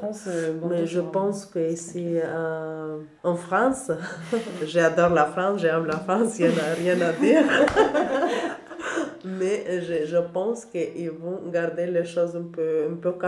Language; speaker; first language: French; non-native, learner; Albanian